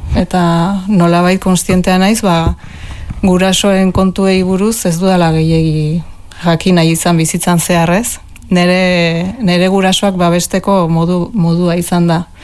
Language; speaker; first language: Basque; early bilingual, heritage; Basque